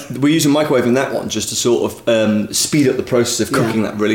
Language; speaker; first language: English; native; English